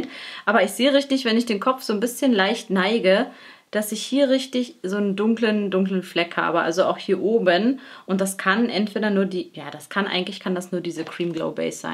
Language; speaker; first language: German; native; German